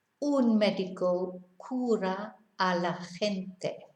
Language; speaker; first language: Spanish; non-native, fluent; English